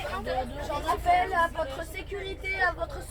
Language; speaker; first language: French; native; French